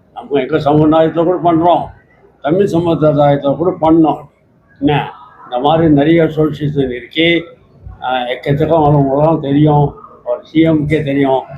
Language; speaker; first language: Tamil; non-native, local second language; Marwari